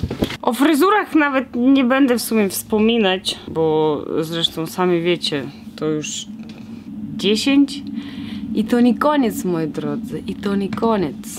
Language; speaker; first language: Polish; non-native, fluent; Russian